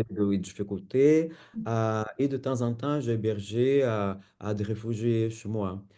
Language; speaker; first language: French; non-native, fluent; Portuguese